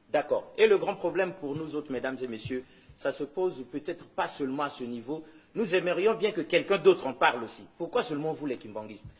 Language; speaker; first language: French; non-native, local second language; Lingala